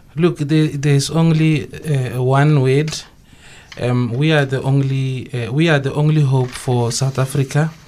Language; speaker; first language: English; non-native, local second language; Northern Sotho